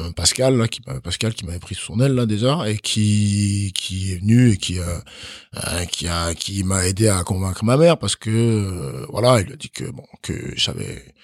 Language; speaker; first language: French; early bilingual, other home language; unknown